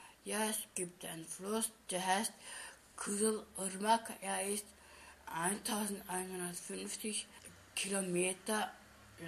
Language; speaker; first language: German; early bilingual, other home language; Turkish